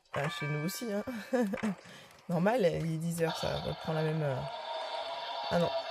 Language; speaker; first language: French; native; French